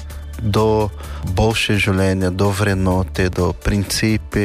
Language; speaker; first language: Slovenian; non-native, learner; Portuguese